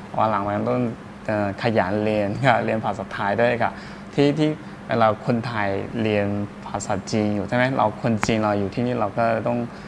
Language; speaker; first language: Thai; non-native, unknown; Chinese